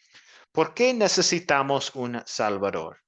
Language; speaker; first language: Spanish; non-native, fluent; English